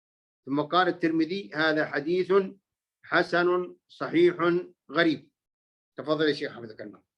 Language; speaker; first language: Arabic; native; Arabic